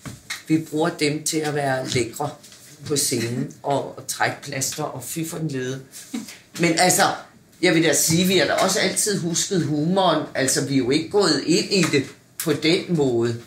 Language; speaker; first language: Danish; native; Danish